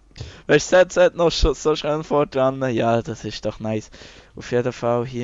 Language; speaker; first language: German; native; German